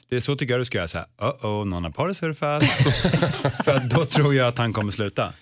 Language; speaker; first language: Swedish; native; Swedish